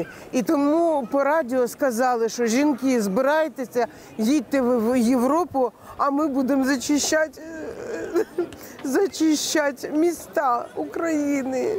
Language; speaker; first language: Ukrainian; non-native, local second language; Russian